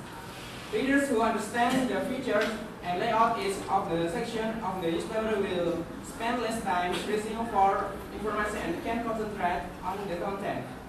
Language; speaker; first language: English; non-native, learner; Indonesian